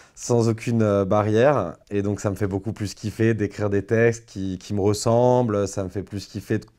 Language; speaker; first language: French; native; French